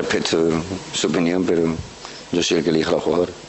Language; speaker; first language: Spanish; native; Spanish